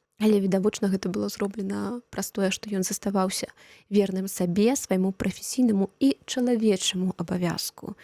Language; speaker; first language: Belarusian; native; Belarusian